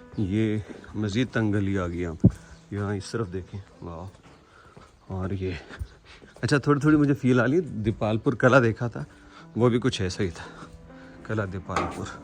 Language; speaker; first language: Urdu; native; Urdu